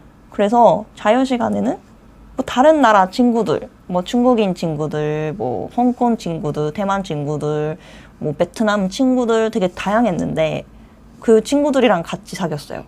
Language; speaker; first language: Korean; non-native, fluent; Japanese